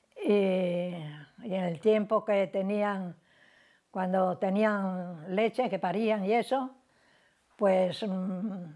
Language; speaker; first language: Spanish; native; Spanish